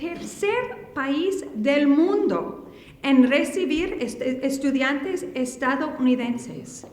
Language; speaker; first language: Spanish; non-native, fluent; English